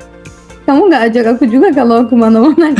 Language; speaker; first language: Indonesian; non-native, fluent; Turkish